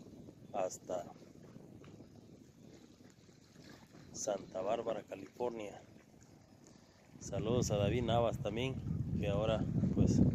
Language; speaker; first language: Spanish; native; Spanish